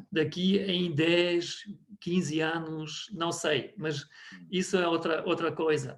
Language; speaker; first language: Portuguese; non-native, fluent; German